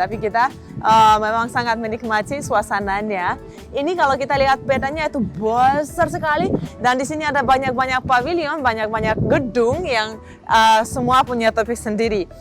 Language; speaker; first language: Indonesian; non-native, fluent; Russian